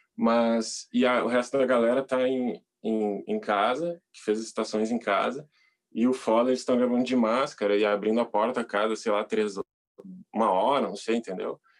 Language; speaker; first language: Portuguese; native; Portuguese